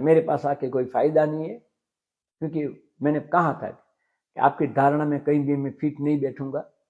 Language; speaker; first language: Hindi; non-native, local second language; Gujarati